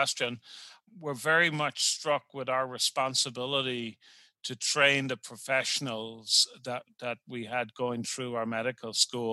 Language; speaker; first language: English; native; English